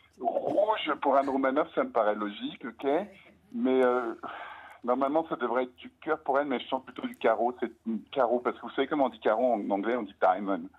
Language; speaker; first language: French; native; French